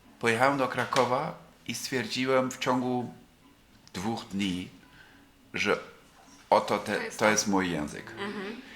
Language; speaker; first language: Polish; non-native, fluent; German